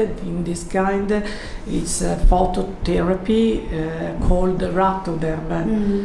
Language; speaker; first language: English; non-native, learner; Italian